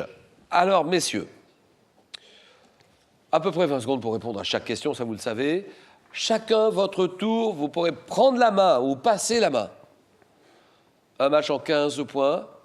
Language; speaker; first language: French; native; French